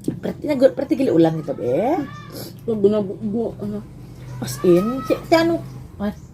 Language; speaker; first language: Filipino; native; Filipino